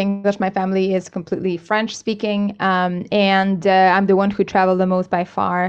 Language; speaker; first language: English; native; English